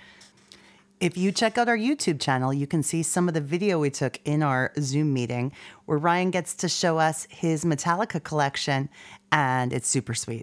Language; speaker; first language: English; native; English